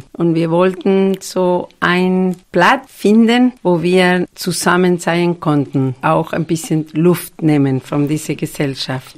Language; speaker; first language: German; non-native, fluent; Spanish